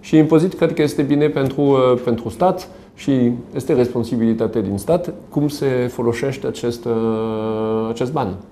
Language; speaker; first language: Romanian; non-native, learner; French